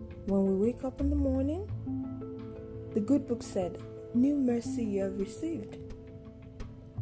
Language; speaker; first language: English; non-native, local second language; Yoruba